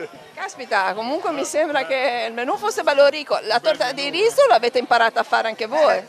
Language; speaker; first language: Italian; native; Italian